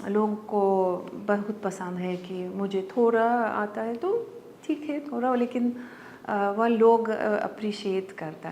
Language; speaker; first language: Hindi; non-native, learner; Lithuanian